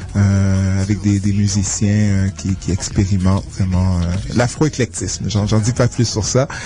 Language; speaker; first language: French; non-native, local second language; Haitian Creole